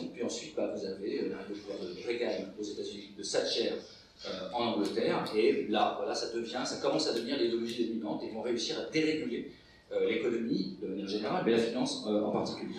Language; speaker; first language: French; native; French